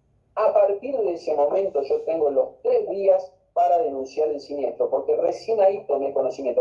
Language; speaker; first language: Spanish; native; Spanish